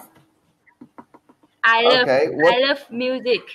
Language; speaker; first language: English; non-native, learner; Vietnamese